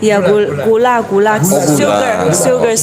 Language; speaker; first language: Indonesian; non-native, learner; Chinese